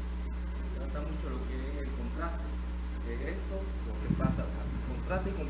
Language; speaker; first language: Spanish; native; Spanish